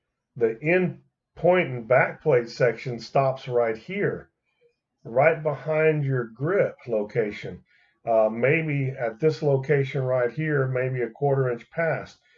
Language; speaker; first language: English; native; English